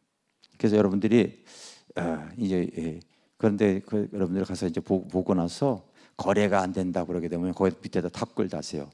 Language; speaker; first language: Korean; native; Korean